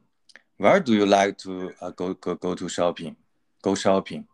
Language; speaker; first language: English; non-native, learner; Chinese